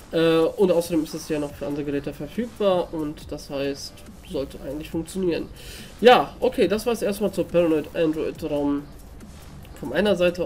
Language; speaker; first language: German; native; German